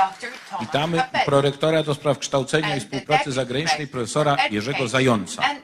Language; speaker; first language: Polish; native; Polish